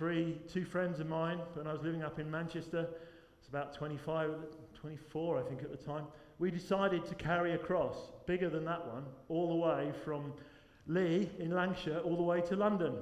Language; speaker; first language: English; native; English